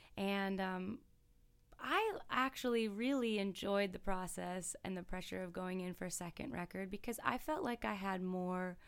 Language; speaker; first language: English; native; English